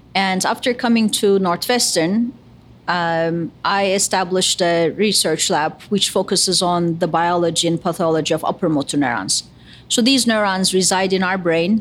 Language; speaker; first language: English; non-native, fluent; Turkish